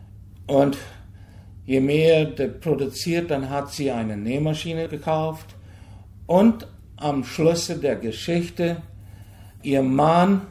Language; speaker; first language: German; early bilingual, heritage; German